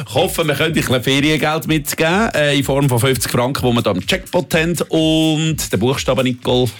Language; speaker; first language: German; native; German